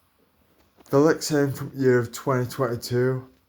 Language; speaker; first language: English; native; English